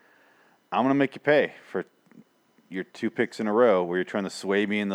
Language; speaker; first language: English; native; English